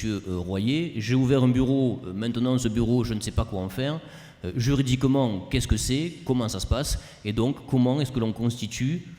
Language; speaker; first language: French; native; French